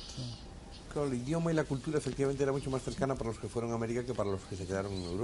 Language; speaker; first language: Spanish; native; Spanish